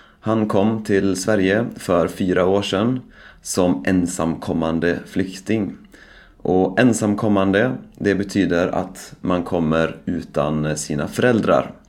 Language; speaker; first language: Swedish; native; Swedish